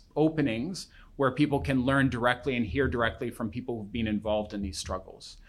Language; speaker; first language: English; native; English